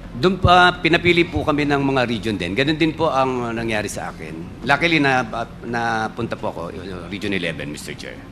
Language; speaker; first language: Filipino; native; Filipino